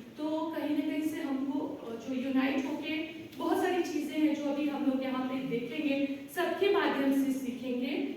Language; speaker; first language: Hindi; native; Hindi